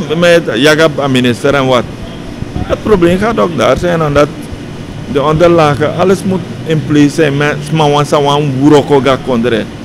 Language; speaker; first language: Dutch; native; Dutch